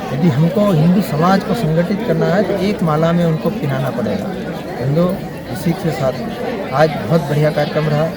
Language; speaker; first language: Hindi; native; Hindi